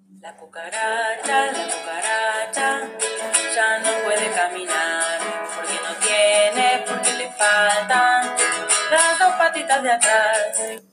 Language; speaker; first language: Spanish; non-native, learner; English